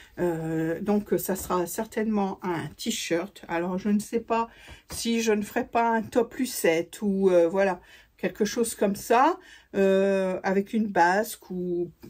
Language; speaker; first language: French; native; French